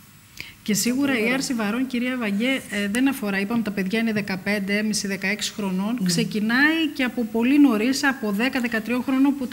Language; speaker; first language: Greek; native; Greek